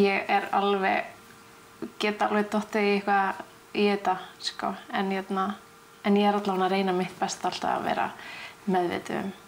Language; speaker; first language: Icelandic; non-native, fluent; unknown